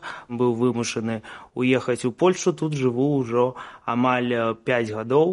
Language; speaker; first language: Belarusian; non-native, local second language; Russian